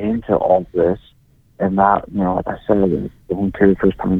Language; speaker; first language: English; native; English